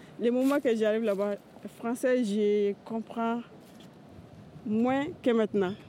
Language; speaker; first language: French; non-native, learner; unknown